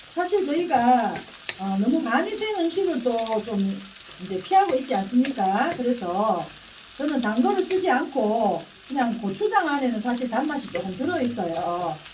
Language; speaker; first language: Korean; native; Korean